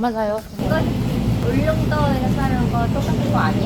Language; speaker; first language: Korean; non-native, local second language; Vietnamese